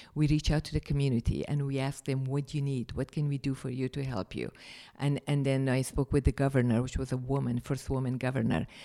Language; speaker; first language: English; non-native, fluent; Persian